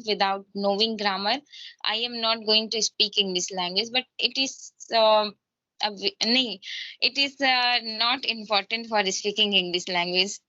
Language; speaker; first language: English; non-native, learner; Hindi